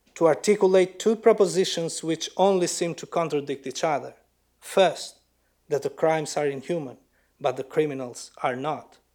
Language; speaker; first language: English; non-native, fluent; Albanian